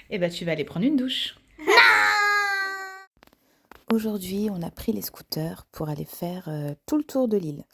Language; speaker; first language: French; native; French